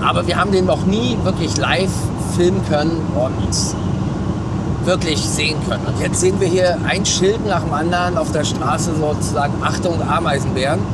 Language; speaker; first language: German; native; German